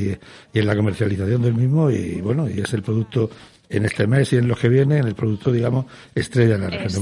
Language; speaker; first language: Spanish; native; Spanish